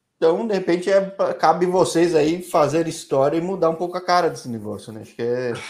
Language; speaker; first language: Portuguese; native; Portuguese